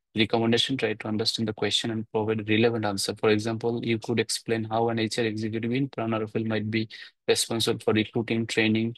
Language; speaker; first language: English; non-native, local second language; Bangla